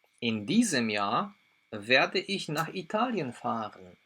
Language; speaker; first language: German; non-native, fluent; Polish